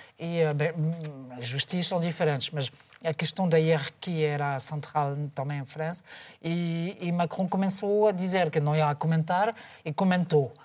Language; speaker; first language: Portuguese; non-native, fluent; French